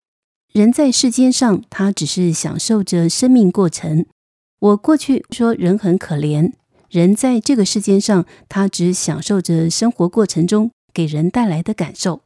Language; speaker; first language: Chinese; native; Chinese